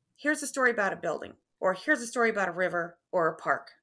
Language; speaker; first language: English; native; English